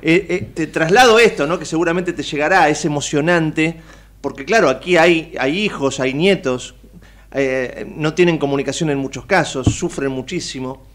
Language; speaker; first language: Spanish; native; Spanish